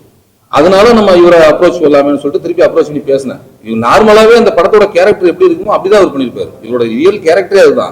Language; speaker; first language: Tamil; native; Tamil